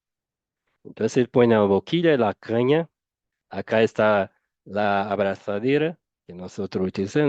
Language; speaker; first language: Spanish; non-native, fluent; Portuguese